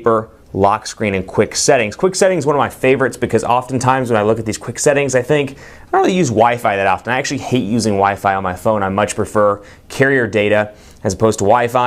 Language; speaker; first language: English; native; English